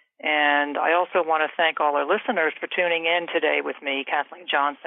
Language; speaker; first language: English; native; English